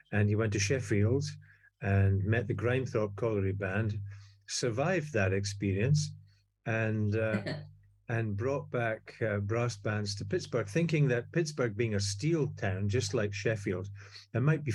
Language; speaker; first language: English; native; English